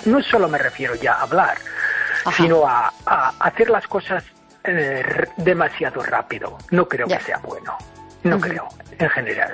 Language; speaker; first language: Spanish; non-native, fluent; English